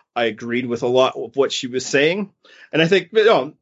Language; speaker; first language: English; native; English